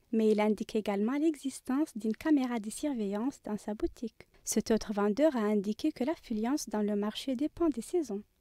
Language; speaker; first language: French; non-native, local second language; Arabic